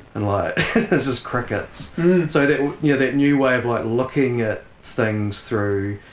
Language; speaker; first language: English; native; English